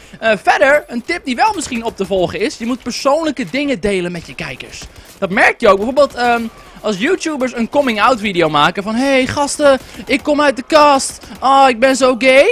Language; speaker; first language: Dutch; native; Dutch